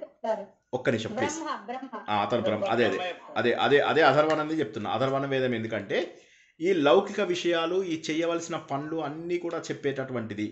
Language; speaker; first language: Telugu; native; Telugu